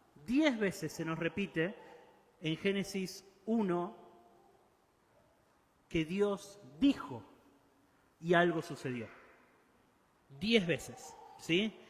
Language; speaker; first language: Spanish; native; Spanish